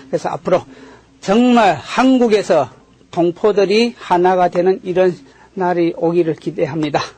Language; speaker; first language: Korean; native; Korean